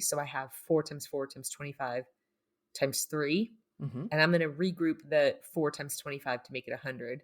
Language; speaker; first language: English; native; English